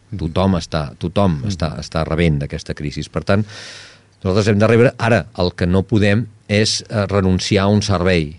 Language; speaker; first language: Catalan; native; Catalan